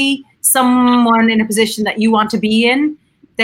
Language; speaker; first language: English; native; English